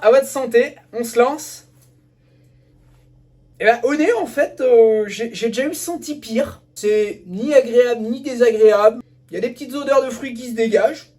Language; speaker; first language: French; native; French